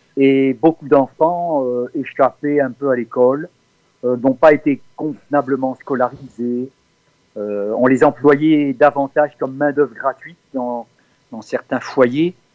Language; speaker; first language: French; native; French